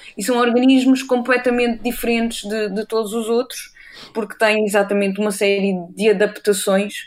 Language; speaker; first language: Portuguese; native; Portuguese